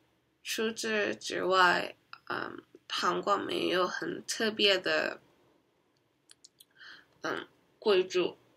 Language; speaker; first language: Chinese; non-native, learner; Korean